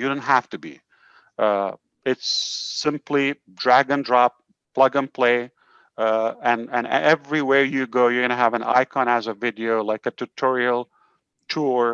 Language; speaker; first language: English; non-native, fluent; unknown